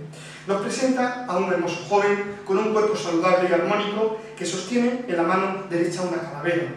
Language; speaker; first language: Spanish; native; Spanish